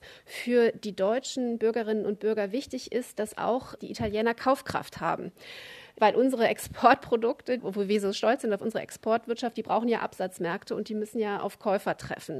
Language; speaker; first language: German; native; German